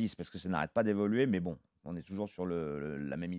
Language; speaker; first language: French; native; French